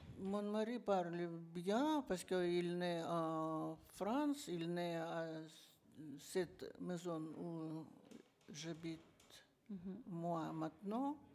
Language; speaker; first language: French; non-native, learner; Russian